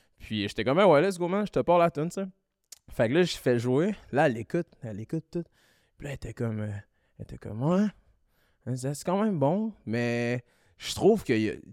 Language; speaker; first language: French; early bilingual, other home language; Malagasy